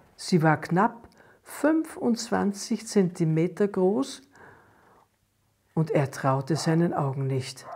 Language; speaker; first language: German; native; German